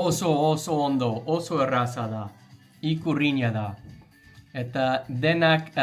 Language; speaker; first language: Basque; non-native, learner; English